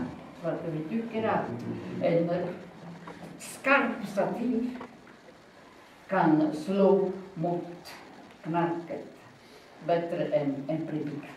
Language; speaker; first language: Swedish; non-native, fluent; Italian